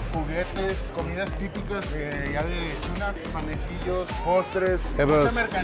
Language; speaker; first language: Spanish; native; Spanish